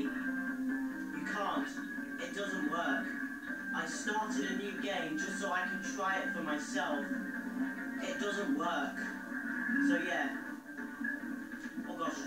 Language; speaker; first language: English; native; English